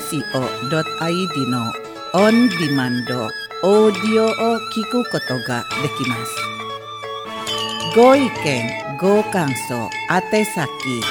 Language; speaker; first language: Japanese; non-native, learner; Indonesian